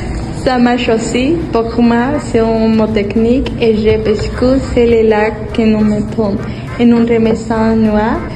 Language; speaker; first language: French; non-native, learner; Spanish